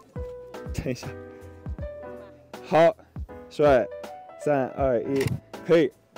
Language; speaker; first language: Chinese; non-native, fluent; English